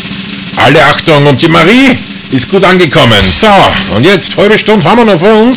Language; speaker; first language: German; native; German